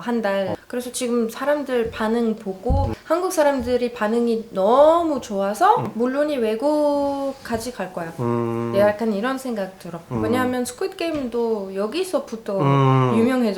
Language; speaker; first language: Korean; non-native, fluent; Arabic